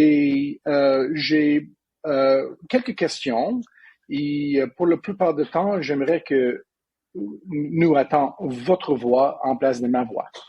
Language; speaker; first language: French; non-native, learner; English